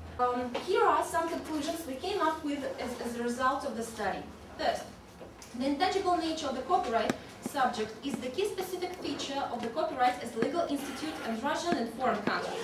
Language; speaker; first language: English; non-native, fluent; Russian